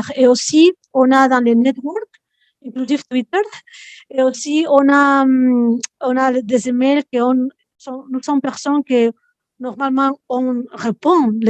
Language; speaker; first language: French; non-native, fluent; Spanish